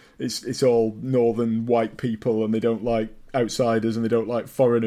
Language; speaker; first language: English; native; English